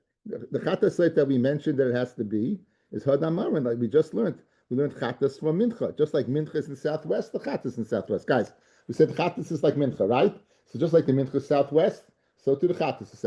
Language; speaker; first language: English; native; English